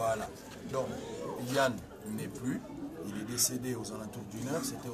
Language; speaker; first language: French; non-native, local second language; Lingala